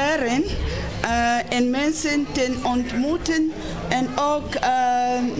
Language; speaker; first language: Dutch; non-native, learner; Shona